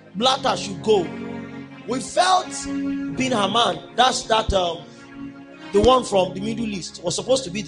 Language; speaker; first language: English; non-native, local second language; Yoruba